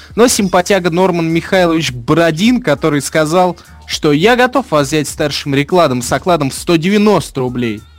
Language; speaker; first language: Russian; non-native, fluent; English